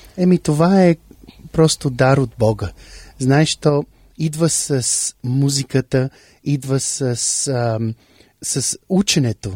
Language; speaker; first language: Bulgarian; early bilingual, heritage; English